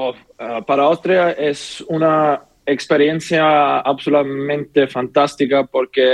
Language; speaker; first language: Spanish; non-native, learner; German